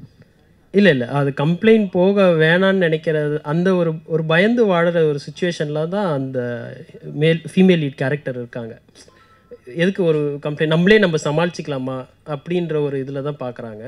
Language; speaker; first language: Tamil; native; Tamil